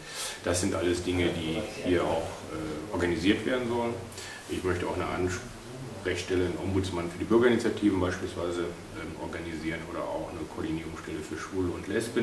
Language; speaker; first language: German; native; German